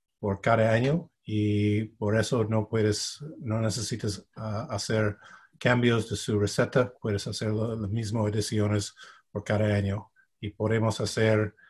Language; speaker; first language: Spanish; non-native, fluent; English